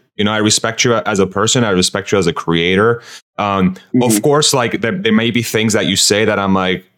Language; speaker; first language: English; early bilingual, other home language; Persian